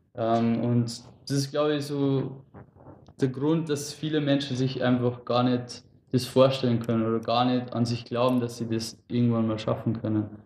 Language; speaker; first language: German; native; German